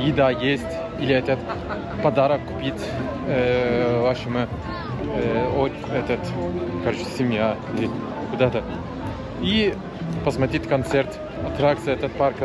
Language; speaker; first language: Russian; non-native, learner; Turkish